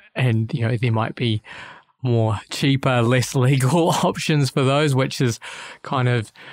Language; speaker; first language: English; native; English